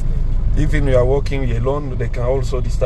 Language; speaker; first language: English; non-native, learner; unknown